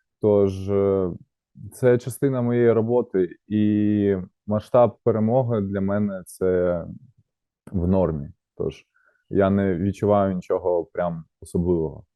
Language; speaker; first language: Ukrainian; native; Ukrainian